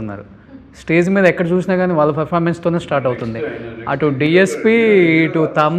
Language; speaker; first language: Telugu; native; Telugu